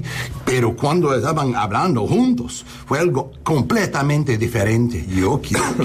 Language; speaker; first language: Spanish; non-native, learner; English